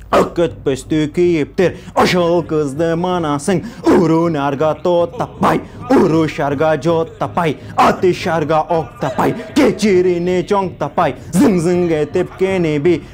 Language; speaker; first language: Kyrgyz; non-native, learner; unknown